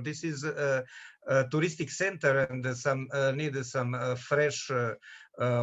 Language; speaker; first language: English; non-native, learner; Serbian